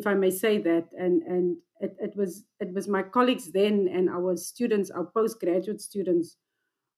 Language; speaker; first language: English; non-native, local second language; Afrikaans